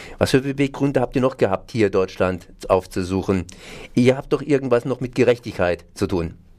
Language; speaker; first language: German; native; German